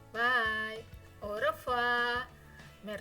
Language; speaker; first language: French; non-native, fluent; Indonesian